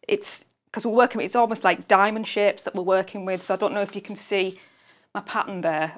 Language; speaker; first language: English; native; English